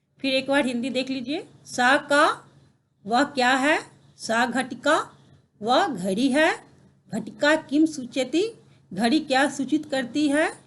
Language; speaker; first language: Hindi; native; Hindi